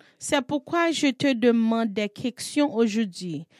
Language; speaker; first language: French; non-native, learner; English